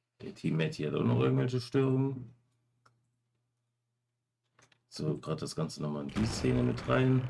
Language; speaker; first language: German; native; German